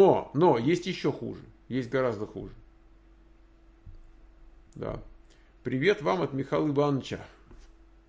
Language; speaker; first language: Russian; native; Russian